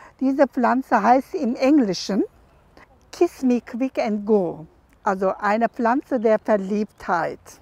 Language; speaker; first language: German; non-native, fluent; Turkish